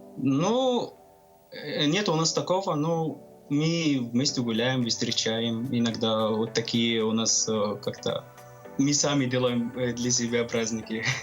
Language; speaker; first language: Russian; non-native, fluent; Arabic